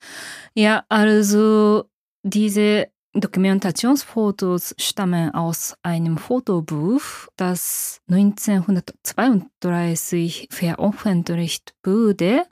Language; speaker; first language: German; non-native, fluent; Japanese